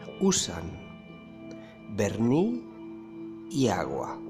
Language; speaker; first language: Spanish; non-native, learner; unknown